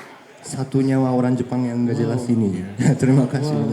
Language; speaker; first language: Indonesian; early bilingual, heritage; Japanese